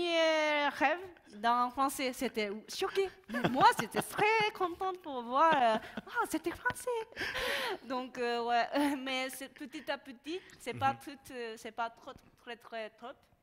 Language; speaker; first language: French; non-native, learner; Japanese